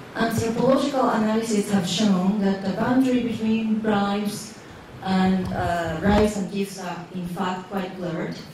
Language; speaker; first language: English; non-native, fluent; Japanese